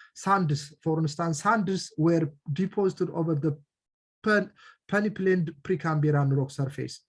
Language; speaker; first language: English; non-native, local second language; Amharic